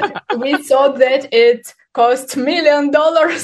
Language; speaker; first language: English; non-native, fluent; Ukrainian